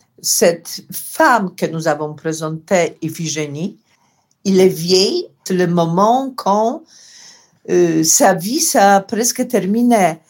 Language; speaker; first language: French; non-native, learner; Polish